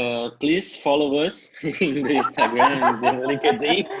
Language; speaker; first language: English; non-native, learner; Portuguese